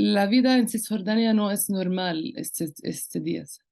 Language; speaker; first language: Spanish; non-native, local second language; Arabic